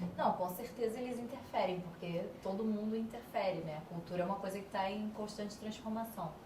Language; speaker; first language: Portuguese; early bilingual, other home language; French